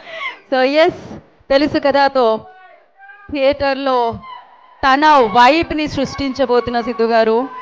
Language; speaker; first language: Telugu; native; Telugu